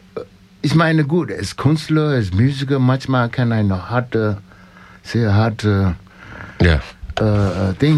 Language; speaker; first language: German; non-native, learner; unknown